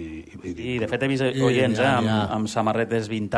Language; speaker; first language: Catalan; native; Catalan